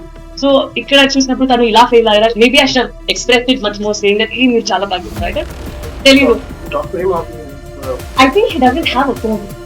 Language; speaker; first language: Telugu; non-native, fluent; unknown